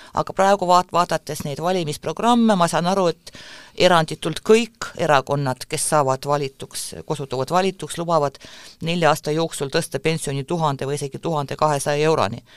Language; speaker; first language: Estonian; non-native, local second language; Russian